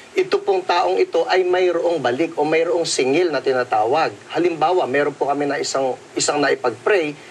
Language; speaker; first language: Filipino; native; Filipino